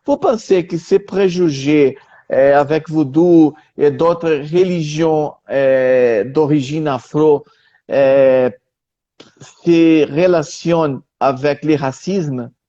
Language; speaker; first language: French; non-native, learner; Portuguese